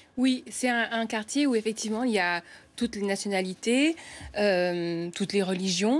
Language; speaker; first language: French; native; French